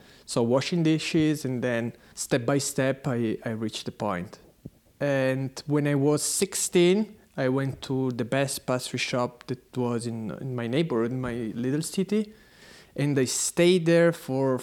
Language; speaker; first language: English; non-native, learner; Italian